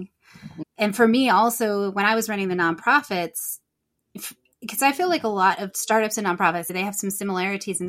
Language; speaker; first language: English; native; English